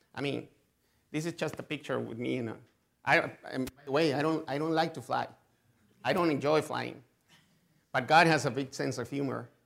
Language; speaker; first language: English; non-native, fluent; Spanish